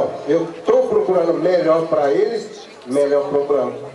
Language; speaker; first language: Portuguese; non-native, local second language; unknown